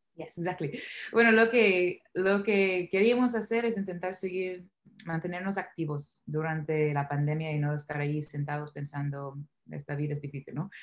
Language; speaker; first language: Spanish; non-native, fluent; English